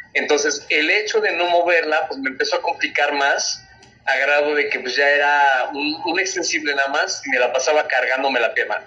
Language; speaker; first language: Spanish; native; Spanish